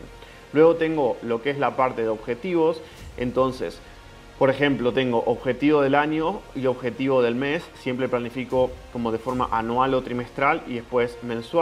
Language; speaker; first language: Spanish; native; Spanish